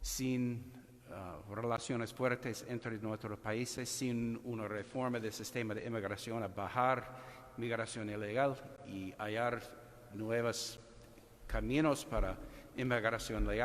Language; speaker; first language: Spanish; non-native, fluent; English